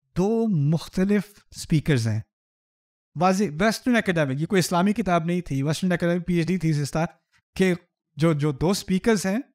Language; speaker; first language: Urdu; native; Urdu